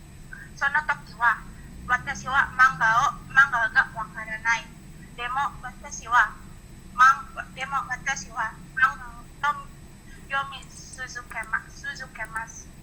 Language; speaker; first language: Japanese; non-native, learner; Indonesian